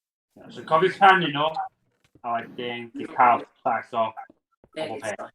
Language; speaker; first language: Welsh; native; Welsh